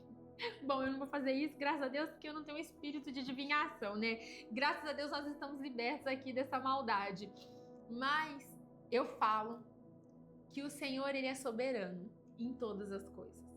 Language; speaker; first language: Portuguese; native; Portuguese